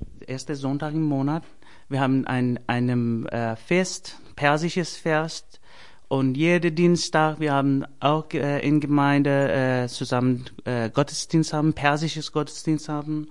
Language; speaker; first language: German; non-native, learner; Persian